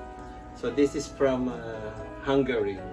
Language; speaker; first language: English; non-native, local second language; Filipino